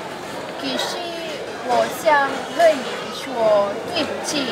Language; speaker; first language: Chinese; non-native, learner; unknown